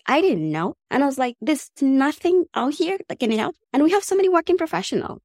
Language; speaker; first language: English; non-native, local second language; Kamba